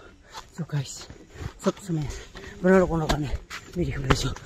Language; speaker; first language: Hindi; non-native, local second language; Assamese